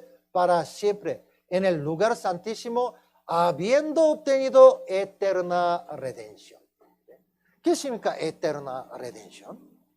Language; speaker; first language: Spanish; non-native, fluent; Korean